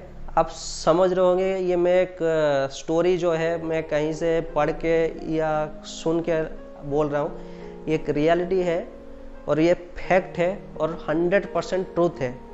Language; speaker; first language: Hindi; non-native, local second language; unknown